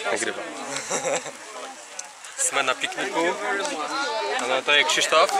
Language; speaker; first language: Czech; non-native, learner; Polish